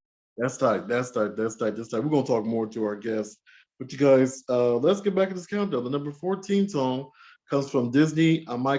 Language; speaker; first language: English; native; English